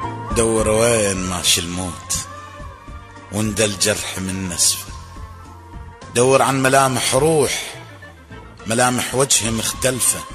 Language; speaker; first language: Arabic; native; Arabic